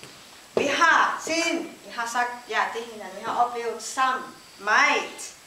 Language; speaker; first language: Danish; non-native, learner; Filipino